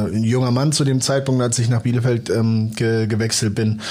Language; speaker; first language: German; native; German